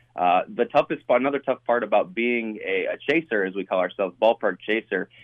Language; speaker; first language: English; native; English